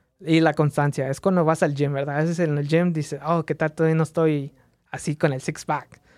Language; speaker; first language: Spanish; early bilingual, heritage; Spanish